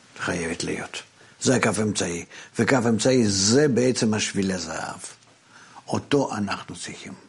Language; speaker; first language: Hebrew; non-native, fluent; Russian